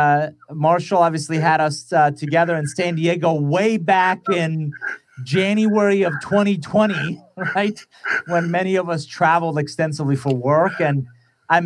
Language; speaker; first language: English; non-native, fluent; Persian